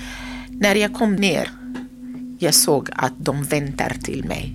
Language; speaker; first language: Swedish; non-native, learner; Arabic